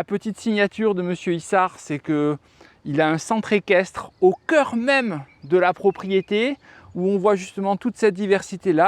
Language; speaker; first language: French; native; French